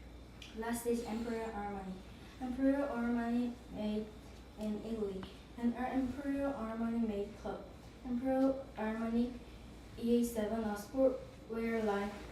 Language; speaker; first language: English; non-native, learner; Korean